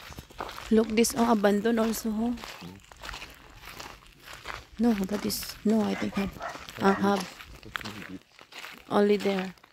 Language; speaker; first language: English; non-native, learner; Filipino